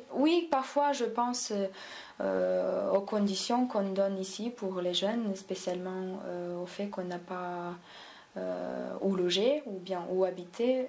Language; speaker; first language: French; non-native, fluent; Romanian